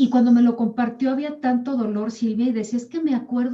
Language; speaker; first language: Spanish; native; Spanish